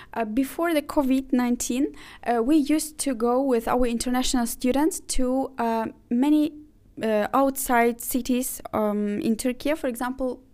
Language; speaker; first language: English; non-native, fluent; Azerbaijani